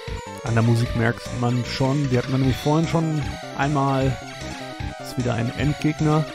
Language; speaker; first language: German; native; German